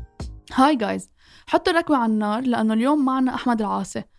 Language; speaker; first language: Arabic; native; Arabic